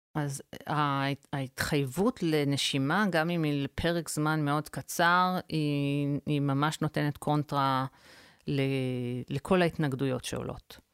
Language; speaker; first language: Hebrew; early bilingual, other home language; English